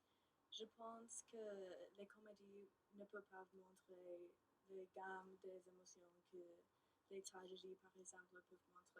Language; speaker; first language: French; non-native, learner; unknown